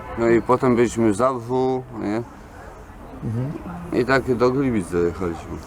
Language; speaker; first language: Polish; native; Polish